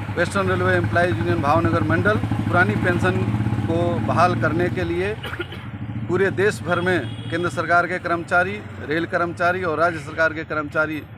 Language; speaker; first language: Hindi; native; Hindi